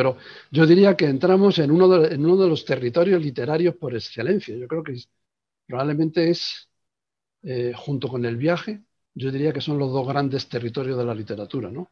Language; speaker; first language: Spanish; native; Spanish